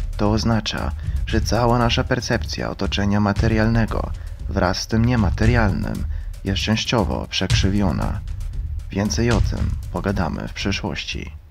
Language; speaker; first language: Polish; non-native, fluent; Croatian